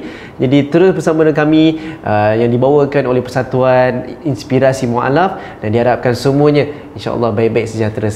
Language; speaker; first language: Malay; native; Malay